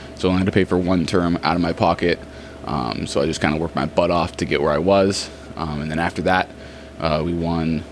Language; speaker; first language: English; native; English